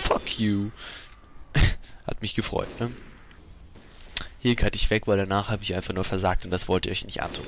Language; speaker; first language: German; native; German